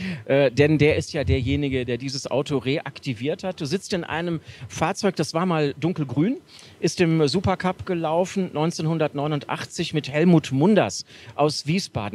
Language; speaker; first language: German; native; German